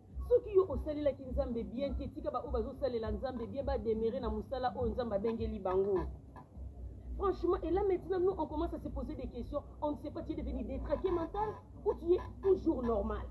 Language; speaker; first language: French; non-native, local second language; Lingala